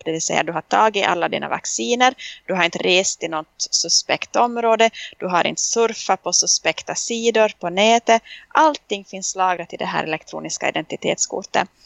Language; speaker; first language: Swedish; native; Swedish